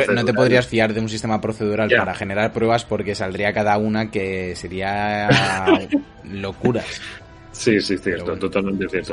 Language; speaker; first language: Spanish; native; Spanish